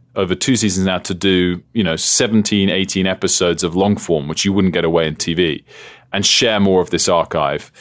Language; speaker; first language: English; native; English